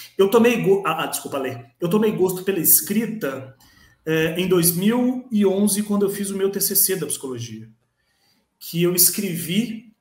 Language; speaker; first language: Portuguese; native; Portuguese